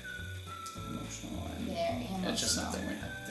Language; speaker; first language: English; native; English